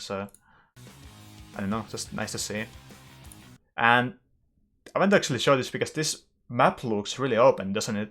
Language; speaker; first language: English; non-native, fluent; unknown